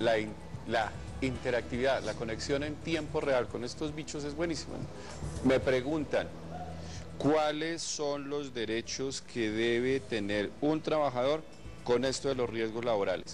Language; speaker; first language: Spanish; native; Spanish